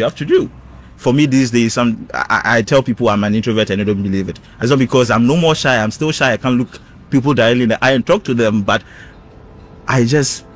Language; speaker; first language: English; non-native, local second language; Ewe